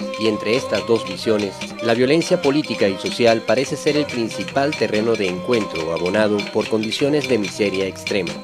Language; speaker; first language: Spanish; native; Spanish